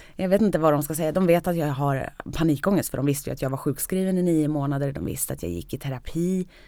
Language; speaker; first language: Swedish; native; Swedish